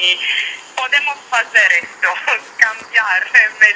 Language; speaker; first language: Portuguese; non-native, learner; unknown